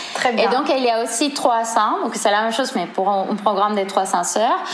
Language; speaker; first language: French; non-native, fluent; Spanish